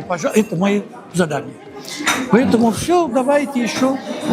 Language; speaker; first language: Russian; non-native, learner; Italian